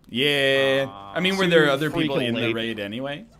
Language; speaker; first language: English; native; English